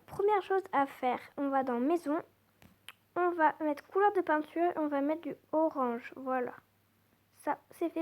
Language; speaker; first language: French; native; French